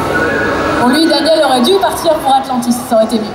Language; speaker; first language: French; native; French